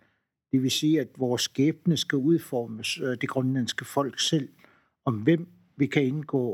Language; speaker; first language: Danish; non-native, local second language; Kalaallisut